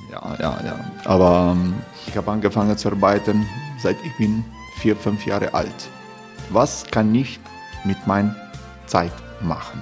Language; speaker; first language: German; non-native, learner; Croatian